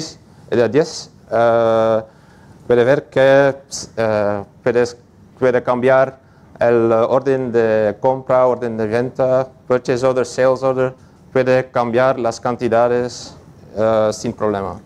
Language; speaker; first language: Spanish; non-native, learner; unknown